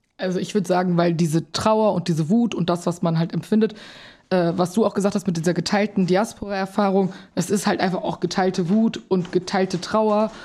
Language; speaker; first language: German; early bilingual, other home language; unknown